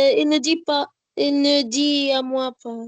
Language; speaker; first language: French; non-native, learner; Arabic